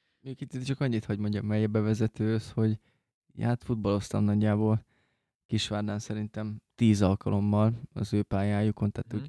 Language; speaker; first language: Hungarian; native; Hungarian